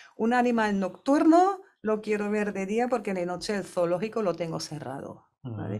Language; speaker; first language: Spanish; non-native, fluent; German